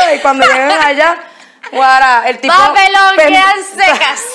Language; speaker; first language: Spanish; native; Spanish